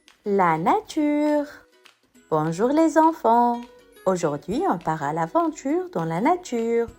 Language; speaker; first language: French; non-native, local second language; Arabic